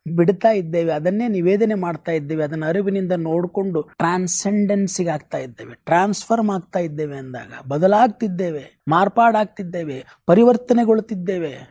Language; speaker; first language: Kannada; native; Kannada